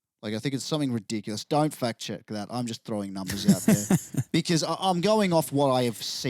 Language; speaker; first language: English; native; English